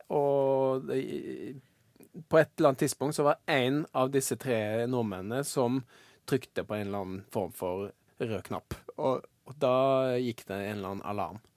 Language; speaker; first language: Norwegian; native; Norwegian